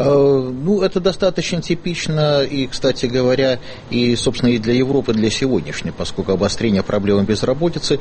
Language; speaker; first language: Russian; native; Russian